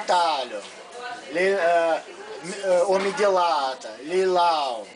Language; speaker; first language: Portuguese; non-native, learner; Russian